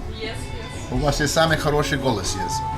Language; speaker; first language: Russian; non-native, learner; English